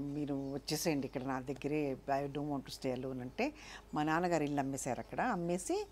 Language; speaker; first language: Telugu; non-native, local second language; Urdu